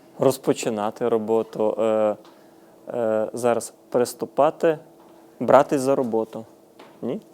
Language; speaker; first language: Ukrainian; native; Ukrainian